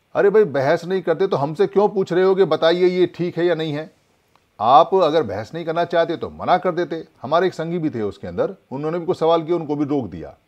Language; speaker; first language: Hindi; native; Hindi